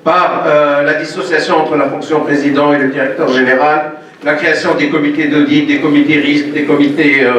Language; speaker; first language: French; non-native, local second language; Arabic